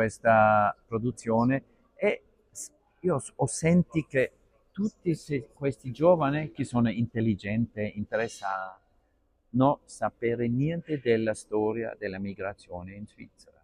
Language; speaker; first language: Italian; non-native, learner; Arabic